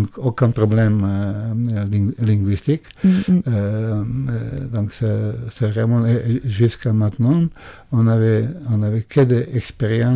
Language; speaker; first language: French; non-native, fluent; Croatian